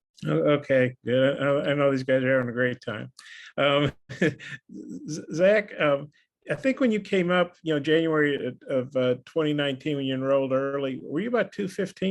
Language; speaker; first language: English; native; English